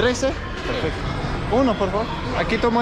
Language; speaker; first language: Spanish; non-native, learner; Danish